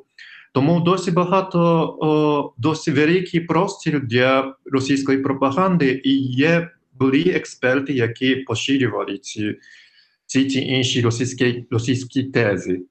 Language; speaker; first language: Ukrainian; non-native, fluent; Japanese